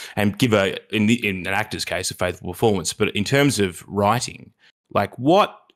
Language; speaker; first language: English; native; English